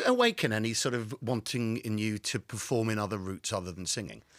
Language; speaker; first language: English; native; English